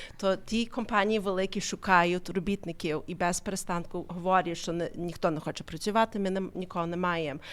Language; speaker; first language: Ukrainian; early bilingual, heritage; Ukrainian